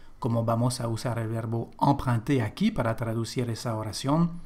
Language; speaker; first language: Spanish; non-native, fluent; French